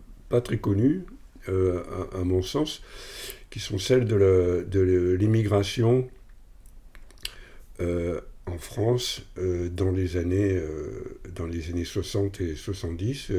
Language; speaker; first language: French; native; French